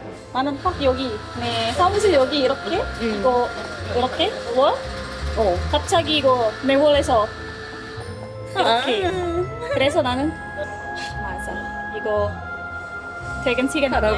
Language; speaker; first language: Korean; non-native, learner; Indonesian